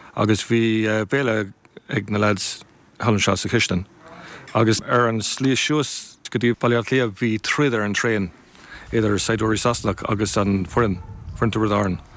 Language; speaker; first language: Irish; non-native, local second language; English